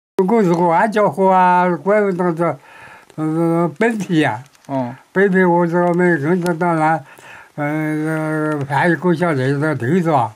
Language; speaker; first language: Chinese; native; Chinese